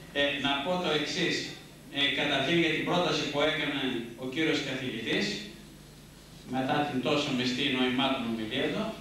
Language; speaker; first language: Greek; native; Greek